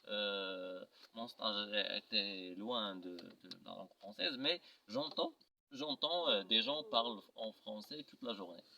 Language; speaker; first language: French; non-native, local second language; Arabic